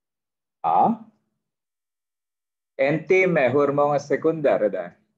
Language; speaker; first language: Swedish; non-native, fluent; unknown